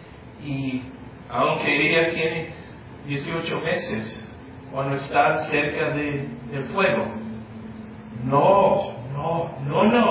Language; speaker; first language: Spanish; non-native, fluent; English